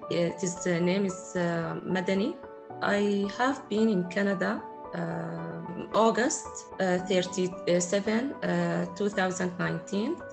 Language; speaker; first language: English; non-native, learner; Arabic